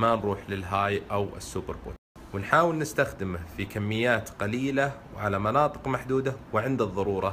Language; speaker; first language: Arabic; native; Arabic